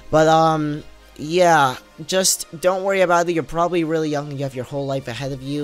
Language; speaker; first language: English; native; English